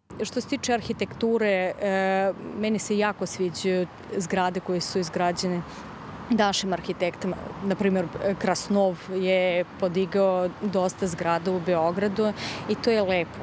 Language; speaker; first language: Serbian; non-native, fluent; Russian